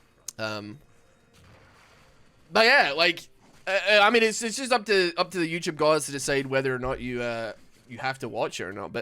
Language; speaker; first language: English; native; English